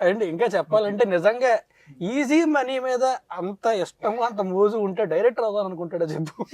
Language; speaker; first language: Telugu; native; Telugu